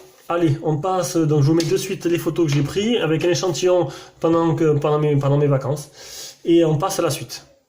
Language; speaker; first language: French; native; French